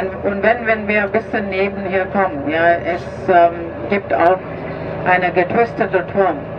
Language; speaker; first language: German; non-native, fluent; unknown